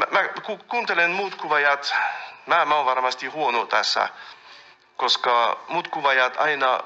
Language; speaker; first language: Finnish; non-native, fluent; French